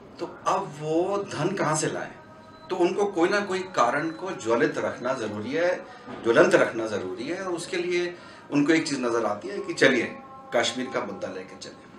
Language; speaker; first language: Hindi; native; Hindi